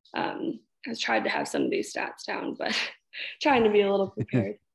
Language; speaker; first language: English; native; English